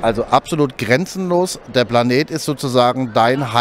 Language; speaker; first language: German; native; German